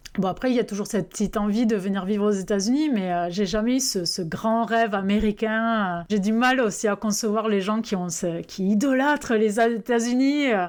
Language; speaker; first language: French; native; French